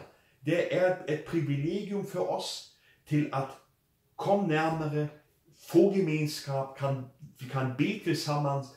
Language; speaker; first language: Swedish; non-native, fluent; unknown